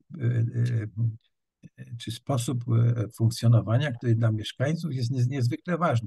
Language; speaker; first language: Polish; native; Polish